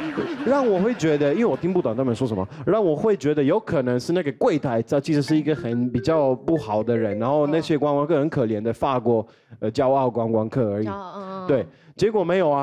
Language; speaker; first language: Chinese; non-native, learner; Italian